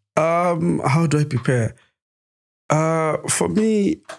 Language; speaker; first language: English; non-native, local second language; Nyanja